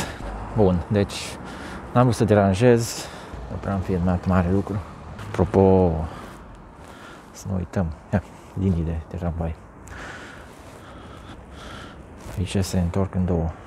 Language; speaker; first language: Romanian; non-native, local second language; Hungarian